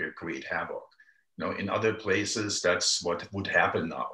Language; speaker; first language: English; non-native, fluent; German